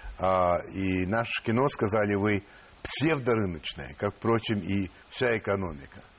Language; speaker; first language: Russian; non-native, fluent; French